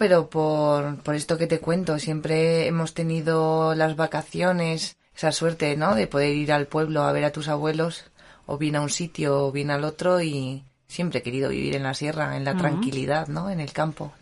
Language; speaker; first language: Spanish; native; Spanish